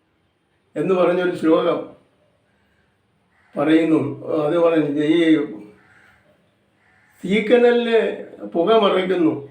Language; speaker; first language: Malayalam; native; Malayalam